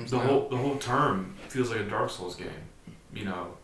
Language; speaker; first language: English; native; English